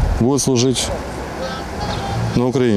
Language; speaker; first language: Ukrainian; non-native, local second language; Russian